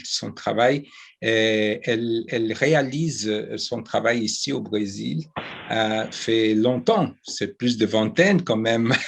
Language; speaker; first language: French; non-native, fluent; Portuguese